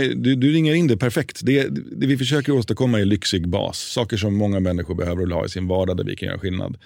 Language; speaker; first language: Swedish; native; Swedish